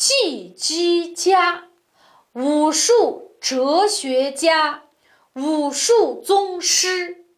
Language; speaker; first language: Chinese; non-native, local second language; Uyghur